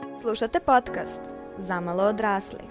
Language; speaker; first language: Serbian; native; Serbian